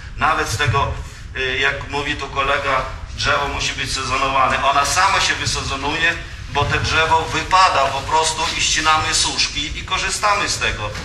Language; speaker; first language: Polish; native; Polish